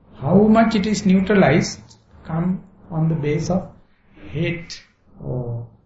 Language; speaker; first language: English; non-native, local second language; Sinhala